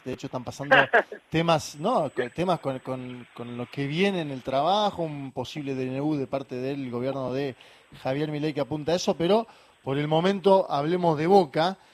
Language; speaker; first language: Spanish; native; Spanish